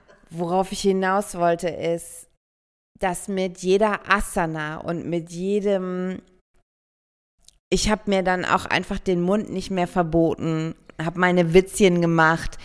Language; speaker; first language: German; native; German